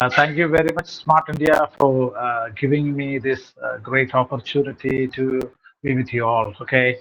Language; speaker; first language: English; non-native, local second language; Malayalam